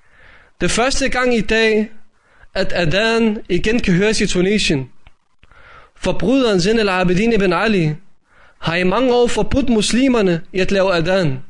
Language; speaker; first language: Danish; native; Danish